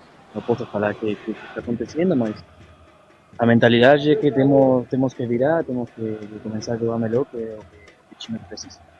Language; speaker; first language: Portuguese; non-native, learner; Spanish